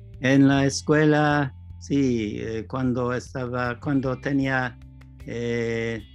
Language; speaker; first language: Spanish; non-native, learner; English